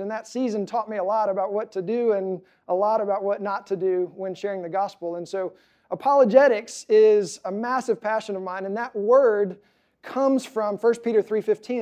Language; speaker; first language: English; native; English